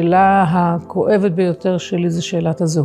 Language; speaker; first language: Hebrew; non-native, local second language; Arabic